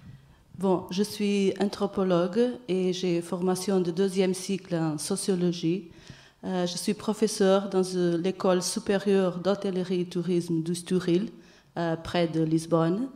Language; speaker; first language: French; non-native, fluent; Portuguese